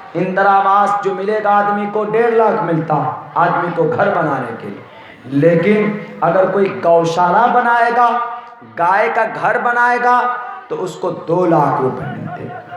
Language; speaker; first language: Urdu; native; Urdu